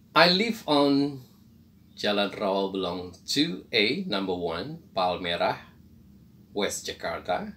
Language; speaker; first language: English; non-native, fluent; Indonesian